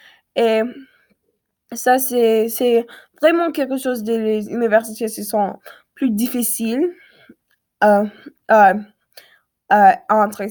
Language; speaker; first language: French; non-native, learner; English